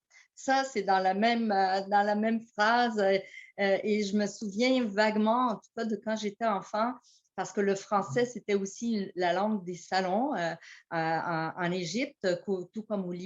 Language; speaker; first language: French; early bilingual, heritage; French